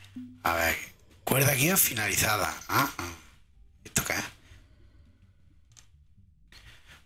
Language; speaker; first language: Spanish; native; Spanish